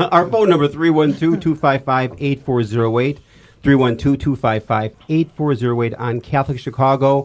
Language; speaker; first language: English; native; English